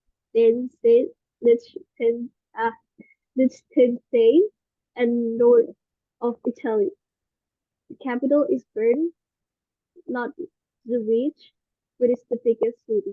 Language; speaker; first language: English; non-native, learner; Indonesian